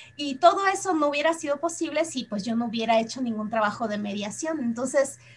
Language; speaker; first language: Spanish; native; Spanish